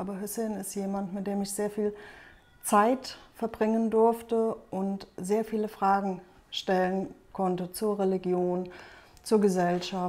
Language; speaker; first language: German; native; German